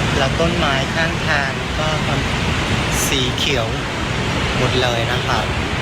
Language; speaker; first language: Thai; non-native, fluent; Vietnamese